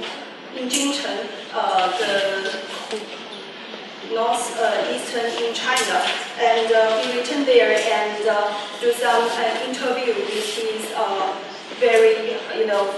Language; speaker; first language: English; non-native, learner; Chinese